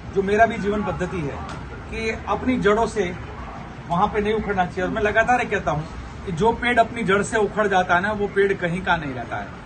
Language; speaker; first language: Hindi; non-native, local second language; Gujarati